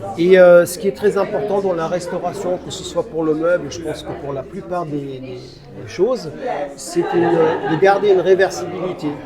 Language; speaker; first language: French; non-native, fluent; German